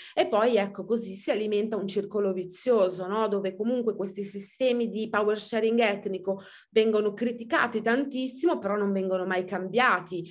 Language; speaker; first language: Italian; native; Italian